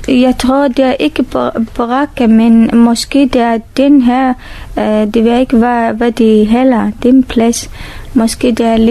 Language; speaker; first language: Danish; non-native, learner; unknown